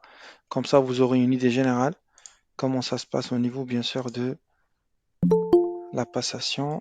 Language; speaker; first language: French; non-native, local second language; Arabic